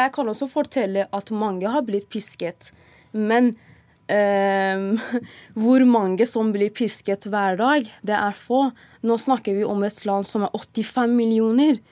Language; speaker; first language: Norwegian; non-native, fluent; Persian